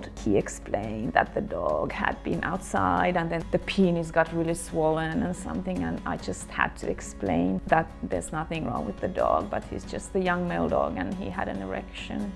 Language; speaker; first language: English; non-native, fluent; Finnish